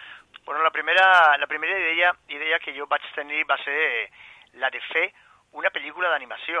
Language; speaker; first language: Catalan; non-native, fluent; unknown